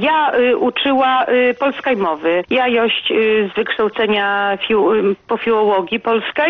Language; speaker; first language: Polish; non-native, local second language; Belarusian